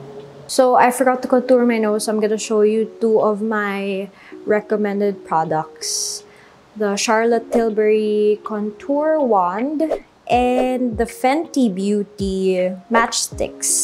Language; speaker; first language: English; non-native, local second language; Filipino